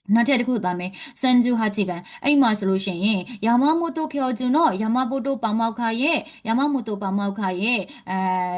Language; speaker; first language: Burmese; native; Burmese